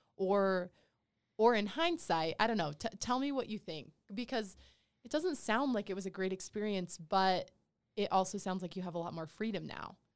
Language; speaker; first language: English; native; English